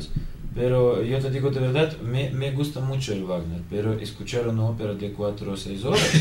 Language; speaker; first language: Spanish; non-native, learner; Russian